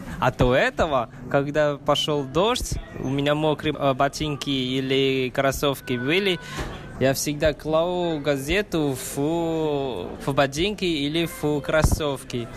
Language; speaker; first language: Russian; non-native, fluent; Chinese